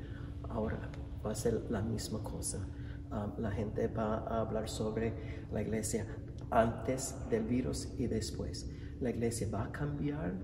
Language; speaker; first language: Spanish; non-native, fluent; English